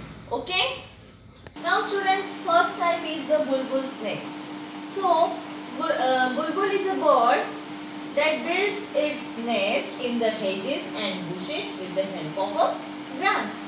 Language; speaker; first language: English; non-native, local second language; Marathi